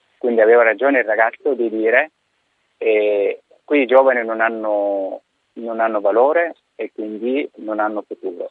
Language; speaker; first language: Italian; non-native, fluent; Arabic